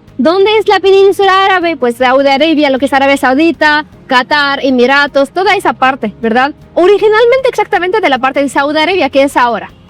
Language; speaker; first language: Spanish; non-native, fluent; Arabic